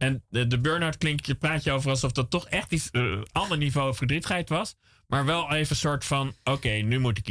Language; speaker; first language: Dutch; native; Dutch